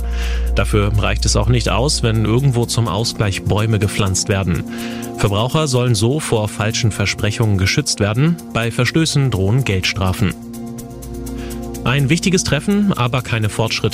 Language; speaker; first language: German; native; German